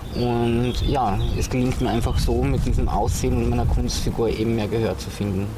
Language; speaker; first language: German; native; German